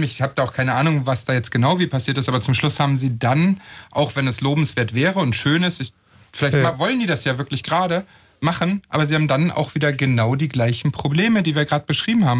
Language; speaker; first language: German; native; German